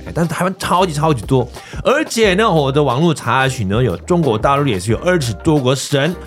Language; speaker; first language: Chinese; non-native, fluent; Korean